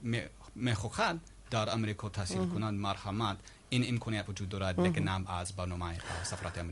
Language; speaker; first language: Persian; non-native, learner; English